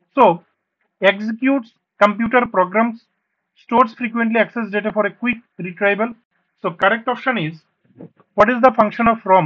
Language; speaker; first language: English; non-native, local second language; Bangla